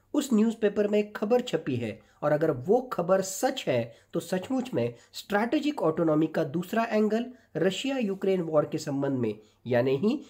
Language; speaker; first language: Hindi; non-native, local second language; Marathi